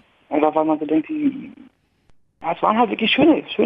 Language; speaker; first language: German; native; German